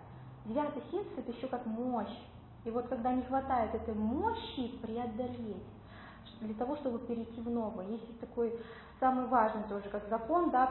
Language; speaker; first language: Russian; native; Russian